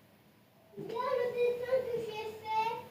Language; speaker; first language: French; native; French